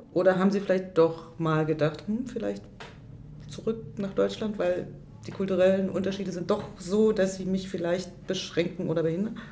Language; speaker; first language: German; native; German